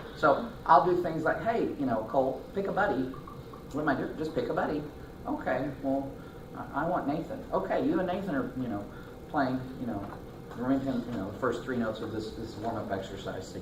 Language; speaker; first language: English; native; English